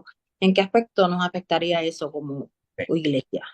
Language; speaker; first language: Spanish; native; Spanish